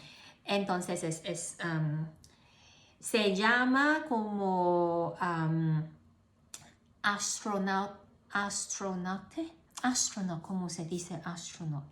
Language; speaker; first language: Spanish; non-native, learner; Cantonese